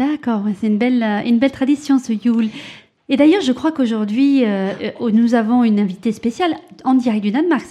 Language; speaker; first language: French; native; French